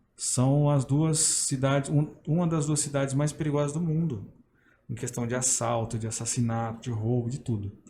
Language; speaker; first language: Portuguese; native; Portuguese